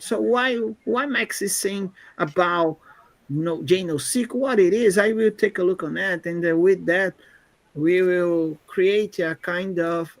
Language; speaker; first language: English; non-native, fluent; Portuguese